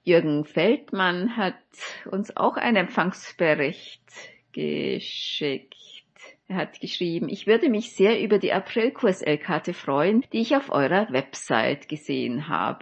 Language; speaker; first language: German; native; German